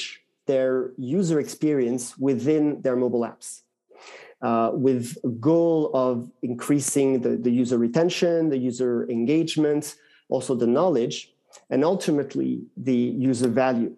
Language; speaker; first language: English; non-native, fluent; French